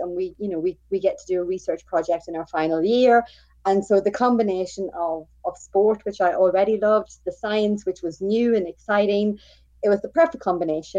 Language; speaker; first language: English; native; English